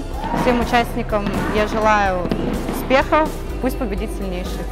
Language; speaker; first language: Russian; native; Russian